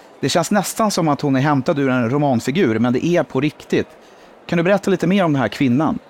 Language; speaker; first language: Swedish; native; Swedish